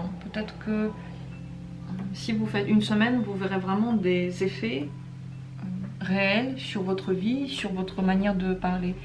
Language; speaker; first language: French; native; French